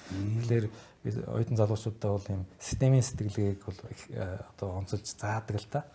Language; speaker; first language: Mongolian; native; Mongolian